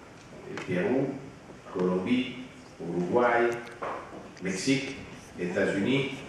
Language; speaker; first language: French; non-native, fluent; Italian